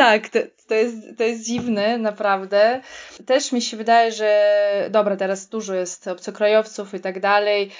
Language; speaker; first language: Polish; non-native, fluent; Russian